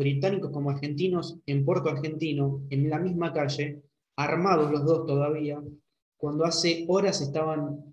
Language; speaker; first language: Spanish; native; Spanish